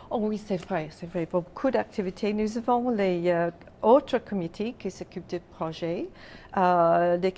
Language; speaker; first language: French; non-native, local second language; English